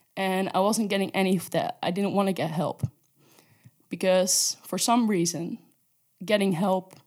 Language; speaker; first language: English; non-native, fluent; Dutch